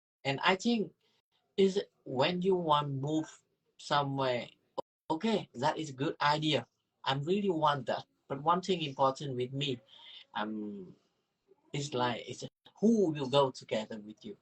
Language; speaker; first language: English; non-native, learner; Vietnamese